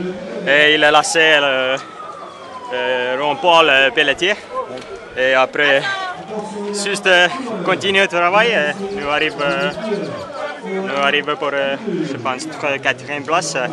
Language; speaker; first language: French; non-native, learner; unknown